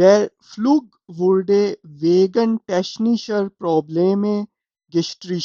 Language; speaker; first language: German; non-native, fluent; Urdu